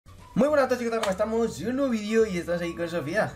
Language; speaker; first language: Spanish; native; Spanish